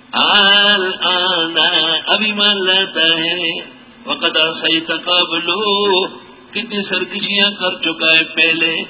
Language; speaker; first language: Urdu; non-native, local second language; Pashto